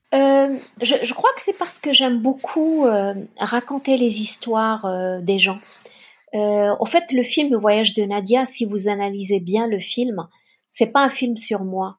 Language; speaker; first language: French; non-native, local second language; Kabyle